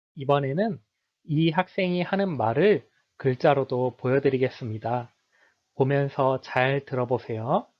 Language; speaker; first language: Korean; native; Korean